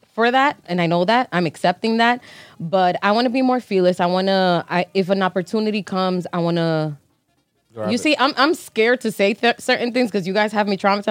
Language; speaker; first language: English; early bilingual, other home language; Spanish